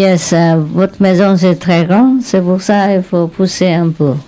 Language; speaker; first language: French; non-native, learner; Vietnamese